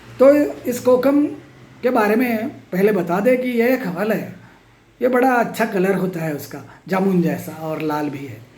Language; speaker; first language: Hindi; non-native, local second language; Marathi